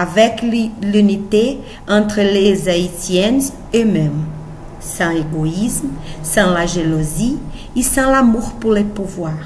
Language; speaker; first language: French; non-native, learner; Portuguese